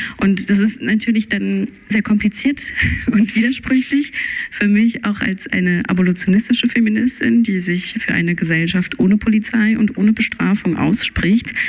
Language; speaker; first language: German; early bilingual, other home language; Turkish